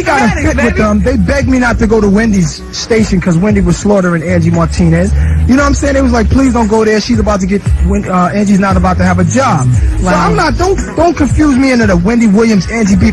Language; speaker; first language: English; native; English